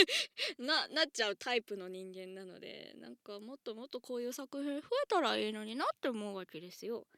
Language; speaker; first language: Japanese; native; Japanese